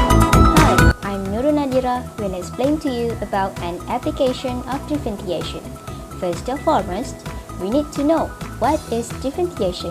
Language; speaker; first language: English; non-native, local second language; Malay